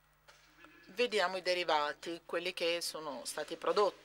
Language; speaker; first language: Italian; native; Italian